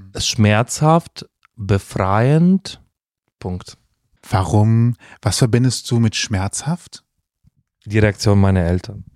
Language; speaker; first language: German; non-native, fluent; Russian